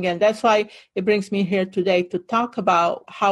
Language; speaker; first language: English; non-native, fluent; Italian